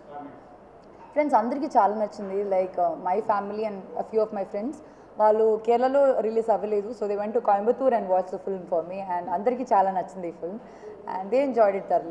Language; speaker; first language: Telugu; non-native, fluent; Malayalam